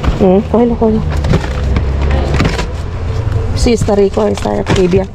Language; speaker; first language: Spanish; non-native, fluent; Filipino